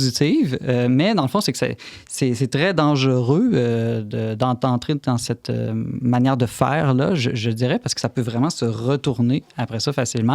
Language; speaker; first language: French; native; French